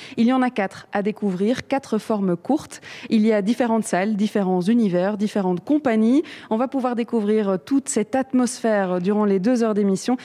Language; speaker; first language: French; native; French